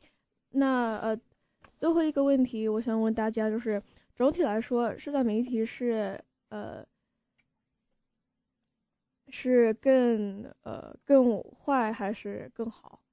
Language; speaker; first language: Chinese; early bilingual, heritage; Chinese